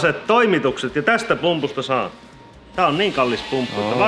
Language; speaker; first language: Finnish; native; Finnish